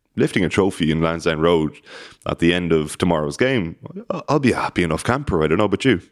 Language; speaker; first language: English; native; English